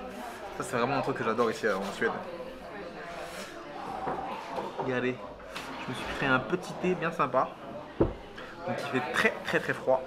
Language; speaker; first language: French; native; French